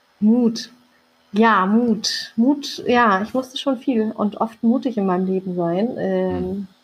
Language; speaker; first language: German; early bilingual, other home language; Turkish